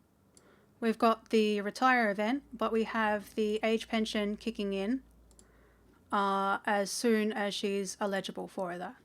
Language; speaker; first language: English; native; English